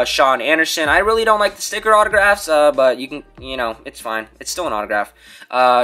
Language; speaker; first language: English; native; English